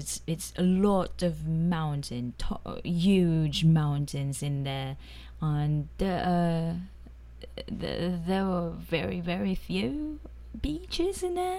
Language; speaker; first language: English; non-native, local second language; Filipino